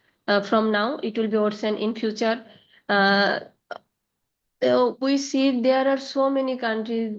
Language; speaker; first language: English; non-native, learner; Bangla